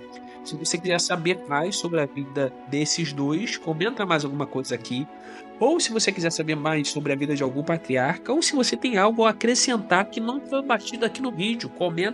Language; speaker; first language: Portuguese; native; Portuguese